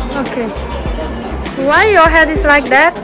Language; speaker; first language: English; non-native, learner; Indonesian